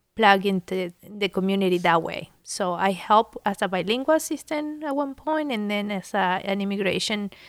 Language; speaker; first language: English; non-native, fluent; Spanish